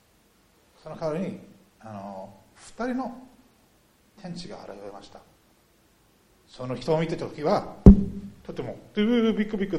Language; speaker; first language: Japanese; non-native, fluent; English